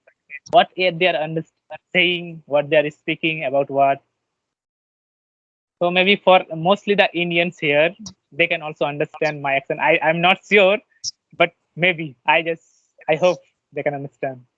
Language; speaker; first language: English; non-native, learner; Bangla